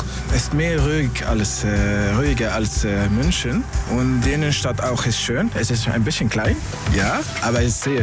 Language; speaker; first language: German; non-native, learner; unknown